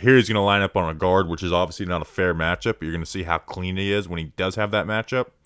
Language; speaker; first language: English; native; English